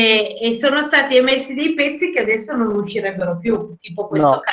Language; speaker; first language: Italian; native; Italian